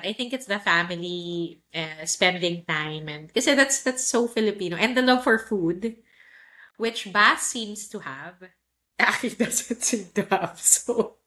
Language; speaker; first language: English; non-native, local second language; Filipino